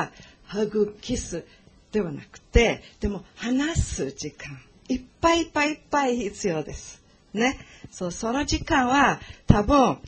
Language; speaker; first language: Japanese; non-native, learner; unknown